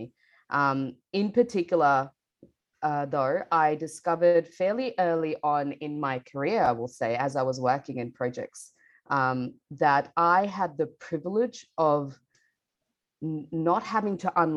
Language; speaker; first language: English; non-native, local second language; Bangla